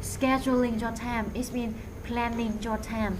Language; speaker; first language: English; non-native, fluent; Vietnamese